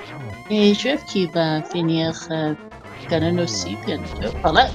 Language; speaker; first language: French; non-native, fluent; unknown